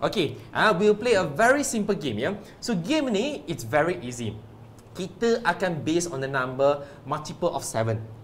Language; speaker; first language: English; non-native, local second language; Malay